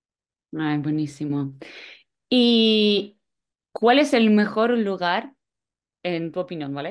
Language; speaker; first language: Spanish; non-native, fluent; Polish